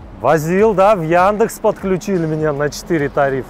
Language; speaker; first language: Russian; non-native, local second language; Uzbek